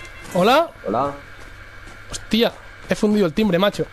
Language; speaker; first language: Spanish; native; Spanish